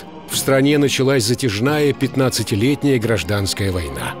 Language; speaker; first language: Russian; native; Russian